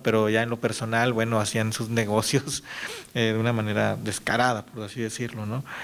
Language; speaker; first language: Spanish; native; Spanish